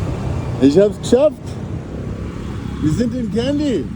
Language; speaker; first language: German; native; German